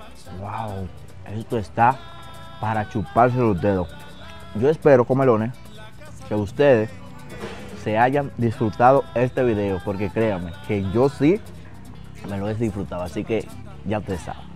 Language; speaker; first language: Spanish; native; Spanish